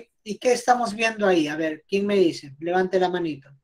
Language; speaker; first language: Spanish; native; Spanish